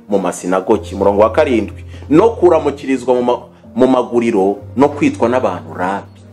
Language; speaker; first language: Kinyarwanda; early bilingual, heritage; Kinyarwanda